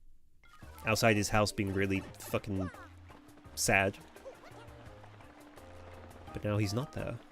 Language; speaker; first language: English; native; English